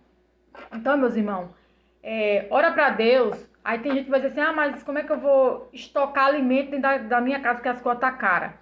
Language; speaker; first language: Portuguese; native; Portuguese